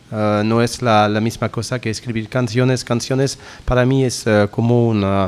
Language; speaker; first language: Spanish; non-native, learner; French